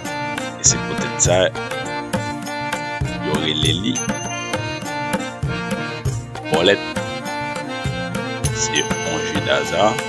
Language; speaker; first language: French; non-native, local second language; Haitian Creole